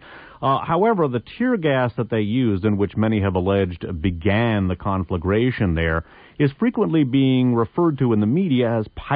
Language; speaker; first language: English; native; English